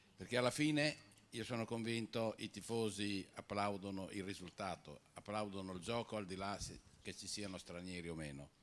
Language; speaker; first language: Italian; native; Italian